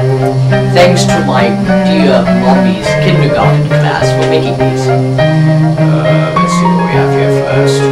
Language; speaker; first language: English; native; English